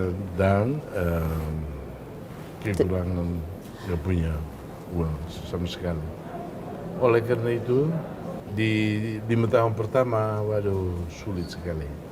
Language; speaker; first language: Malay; non-native, fluent; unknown